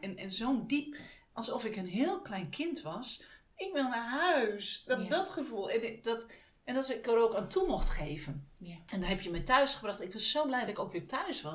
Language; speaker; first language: Dutch; native; Dutch